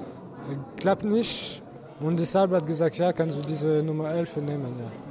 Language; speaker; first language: German; non-native, learner; French